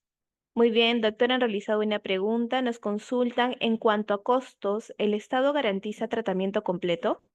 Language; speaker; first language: Spanish; native; Spanish